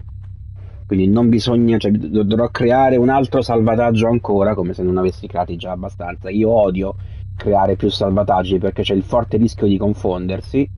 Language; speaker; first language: Italian; native; Italian